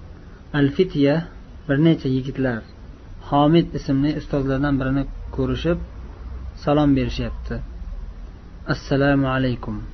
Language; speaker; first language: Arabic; non-native, fluent; Uzbek